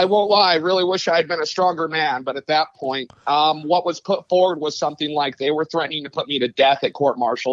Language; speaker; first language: English; native; English